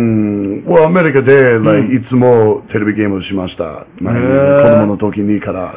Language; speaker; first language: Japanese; non-native, learner; English